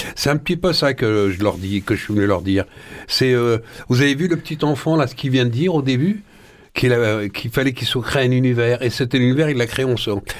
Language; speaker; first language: French; early bilingual, other home language; Arabic